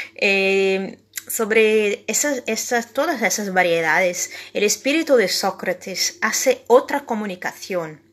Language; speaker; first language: Spanish; non-native, fluent; Portuguese